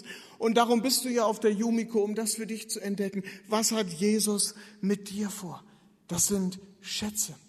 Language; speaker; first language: German; native; German